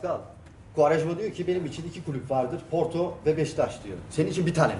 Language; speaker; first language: Turkish; native; Turkish